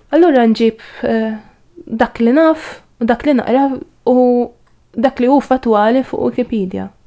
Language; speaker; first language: Maltese; native; Maltese